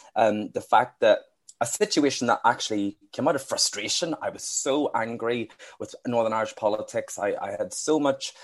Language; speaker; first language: English; native; English